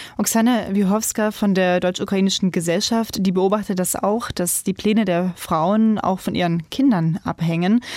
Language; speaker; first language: German; native; German